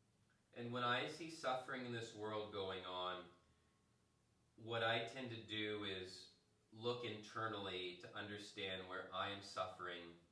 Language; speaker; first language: English; native; English